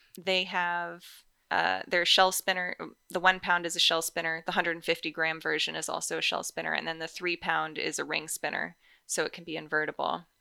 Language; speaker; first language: English; native; English